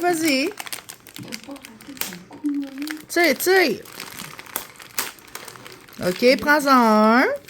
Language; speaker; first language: French; native; French